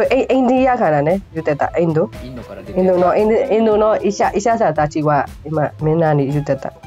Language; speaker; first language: Japanese; non-native, fluent; Burmese